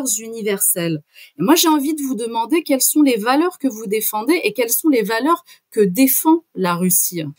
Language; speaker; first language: French; native; French